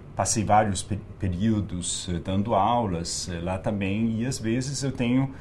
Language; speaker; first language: Portuguese; non-native, fluent; Danish